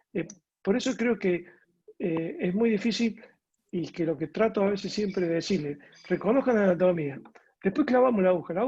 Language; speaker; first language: Spanish; native; Spanish